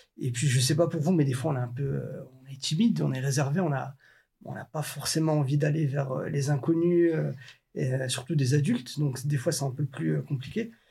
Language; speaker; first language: French; native; French